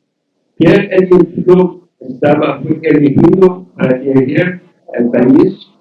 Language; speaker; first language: Spanish; non-native, learner; English